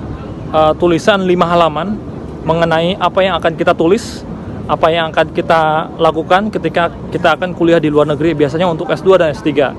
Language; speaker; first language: Indonesian; non-native, local second language; Sundanese